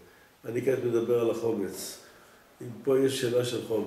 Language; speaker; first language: Hebrew; native; Hebrew